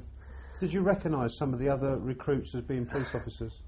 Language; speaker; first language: English; native; English